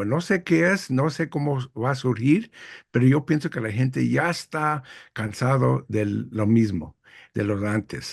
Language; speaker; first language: Spanish; early bilingual, heritage; English